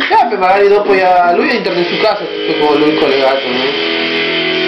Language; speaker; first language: Italian; non-native, learner; Spanish